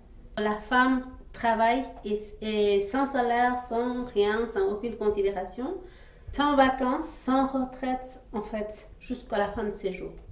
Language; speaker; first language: French; non-native, fluent; Quechua